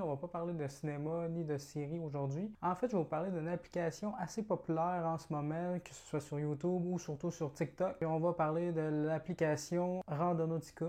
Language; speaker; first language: French; native; French